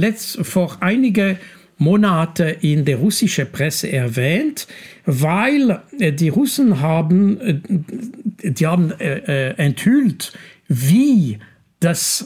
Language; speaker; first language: German; non-native, local second language; French